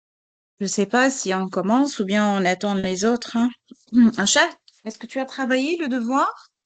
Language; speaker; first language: French; non-native, local second language; Arabic